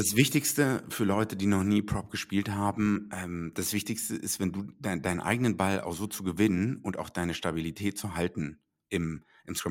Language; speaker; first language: German; native; German